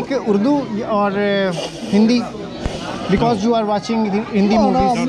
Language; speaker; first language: English; non-native, learner; Urdu